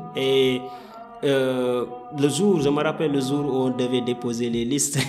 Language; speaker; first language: French; non-native, local second language; Wolof